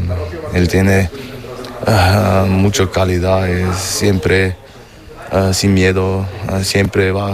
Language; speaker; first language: Spanish; non-native, fluent; German